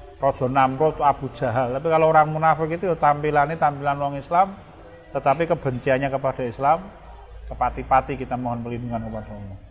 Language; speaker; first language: Indonesian; non-native, local second language; Javanese